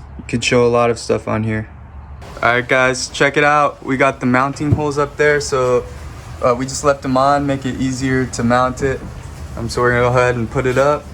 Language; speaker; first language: English; native; English